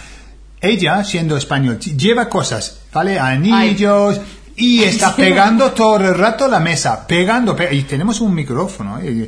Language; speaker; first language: Spanish; non-native, fluent; English